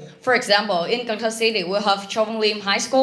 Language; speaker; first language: English; non-native, learner; Vietnamese